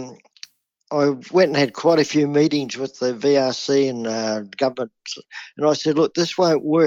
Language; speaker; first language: English; native; English